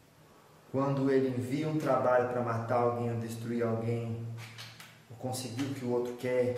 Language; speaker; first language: Portuguese; native; Portuguese